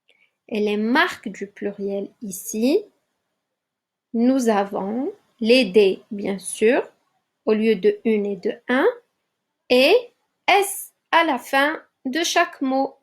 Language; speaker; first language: French; non-native, local second language; Arabic